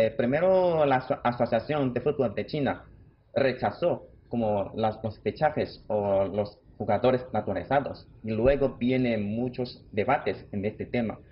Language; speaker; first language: Spanish; non-native, fluent; Chinese